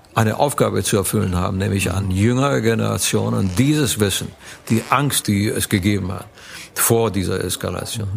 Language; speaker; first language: German; early bilingual, other home language; Romanian